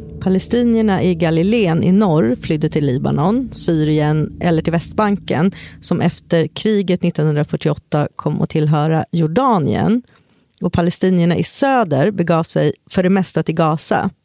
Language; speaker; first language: Swedish; native; Swedish